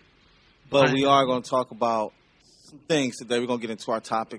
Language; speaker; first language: English; native; English